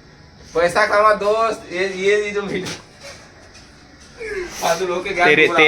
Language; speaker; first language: Hindi; non-native, local second language; Bangla